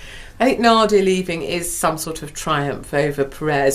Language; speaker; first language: English; native; English